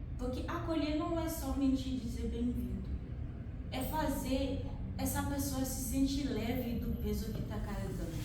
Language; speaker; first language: Portuguese; non-native, fluent; Haitian Creole